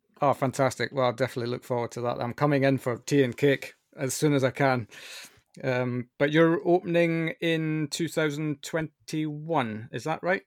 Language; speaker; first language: English; native; English